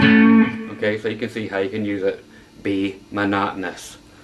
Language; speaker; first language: English; native; English